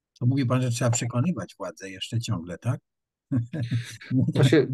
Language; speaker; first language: Polish; native; Polish